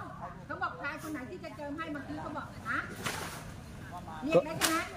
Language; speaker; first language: Thai; native; Thai